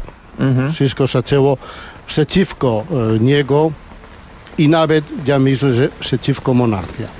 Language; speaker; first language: Polish; non-native, learner; Spanish